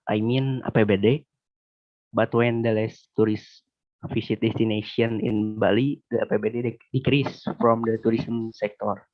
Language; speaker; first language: English; non-native, learner; Indonesian